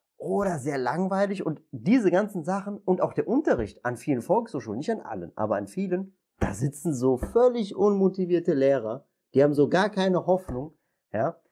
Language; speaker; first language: German; native; German